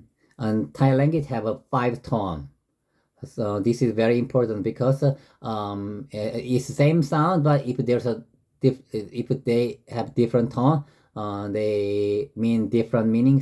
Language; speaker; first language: English; non-native, learner; Korean